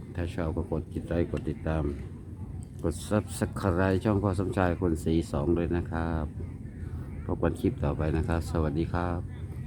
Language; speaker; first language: Thai; native; Thai